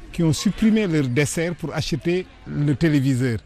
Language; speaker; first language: French; non-native, local second language; Wolof